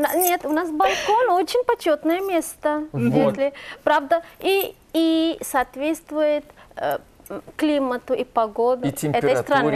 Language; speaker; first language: Russian; non-native, fluent; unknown